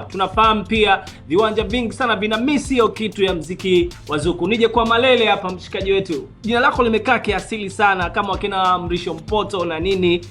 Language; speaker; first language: Swahili; native; Swahili